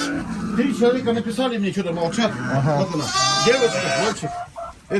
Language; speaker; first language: Russian; native; Russian